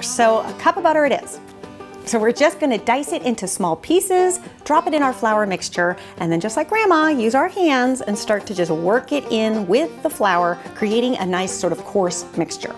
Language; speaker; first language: English; native; English